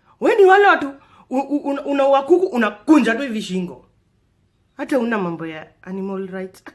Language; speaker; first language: Swahili; non-native, local second language; Luo (Kenya and Tanzania)